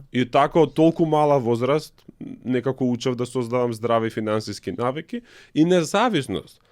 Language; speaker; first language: Macedonian; native; Macedonian